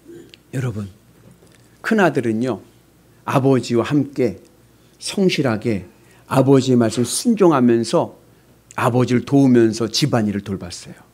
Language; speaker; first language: Korean; native; Korean